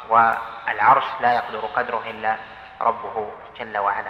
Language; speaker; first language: Arabic; native; Arabic